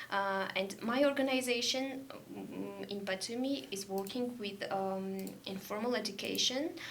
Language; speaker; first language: English; non-native, learner; Georgian